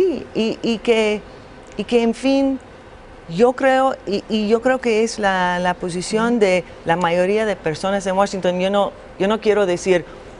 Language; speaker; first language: Spanish; non-native, fluent; English